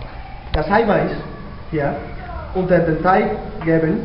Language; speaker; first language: German; non-native, learner; Spanish